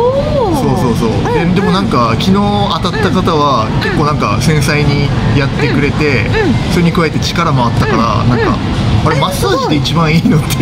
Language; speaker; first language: Japanese; native; Japanese